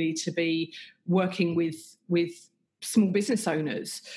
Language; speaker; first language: English; native; English